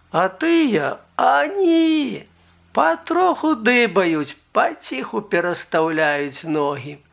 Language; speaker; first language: Belarusian; native; Belarusian